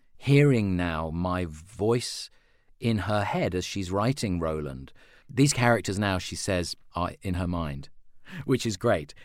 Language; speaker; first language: English; native; English